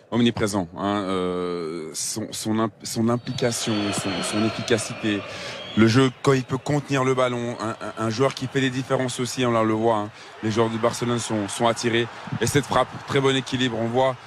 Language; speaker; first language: French; native; French